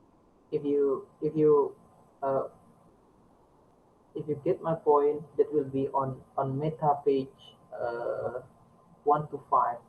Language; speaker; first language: English; non-native, learner; Indonesian